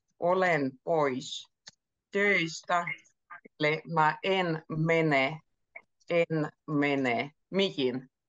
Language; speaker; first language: Finnish; native; Finnish